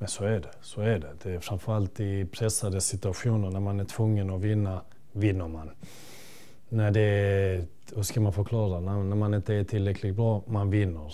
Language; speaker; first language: Swedish; early bilingual, other home language; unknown